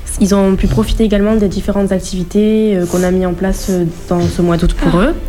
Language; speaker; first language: French; native; French